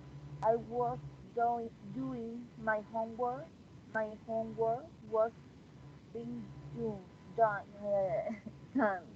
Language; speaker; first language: English; non-native, learner; Spanish